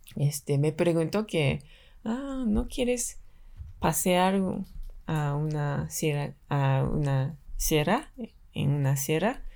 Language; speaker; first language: Spanish; non-native, fluent; Japanese